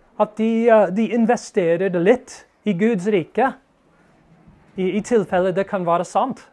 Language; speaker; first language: Norwegian; non-native, fluent; English